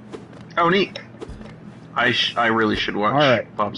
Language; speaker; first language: English; native; English